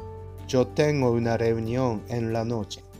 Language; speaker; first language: Spanish; non-native, learner; Japanese